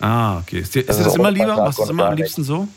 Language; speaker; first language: German; native; German